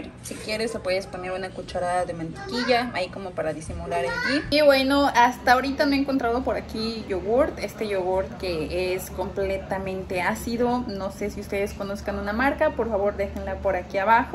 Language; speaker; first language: Spanish; native; Spanish